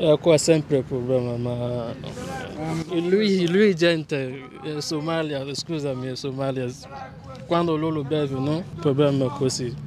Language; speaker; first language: Italian; non-native, learner; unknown